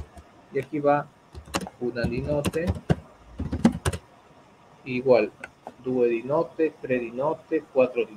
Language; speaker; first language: Italian; non-native, learner; Spanish